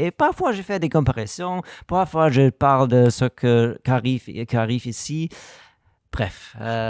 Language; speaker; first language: French; non-native, learner; German